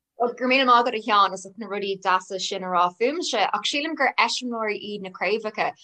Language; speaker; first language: Irish; non-native, local second language; English